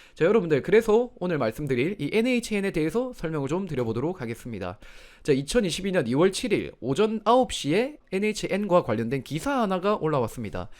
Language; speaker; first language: Korean; native; Korean